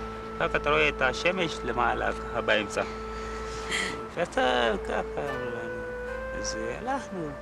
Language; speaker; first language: Hebrew; non-native, learner; Amharic